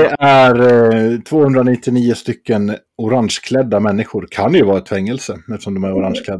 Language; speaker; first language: Swedish; native; Swedish